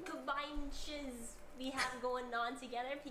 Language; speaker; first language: English; native; English